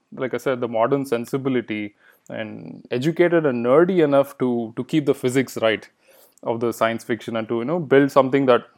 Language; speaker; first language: English; non-native, local second language; Kannada